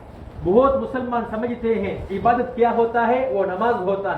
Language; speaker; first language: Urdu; non-native, fluent; Tamil